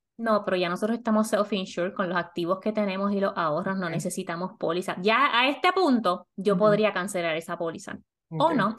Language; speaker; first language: Spanish; native; Spanish